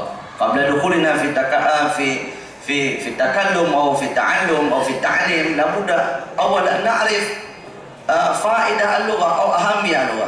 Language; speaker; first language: Arabic; non-native, fluent; Indonesian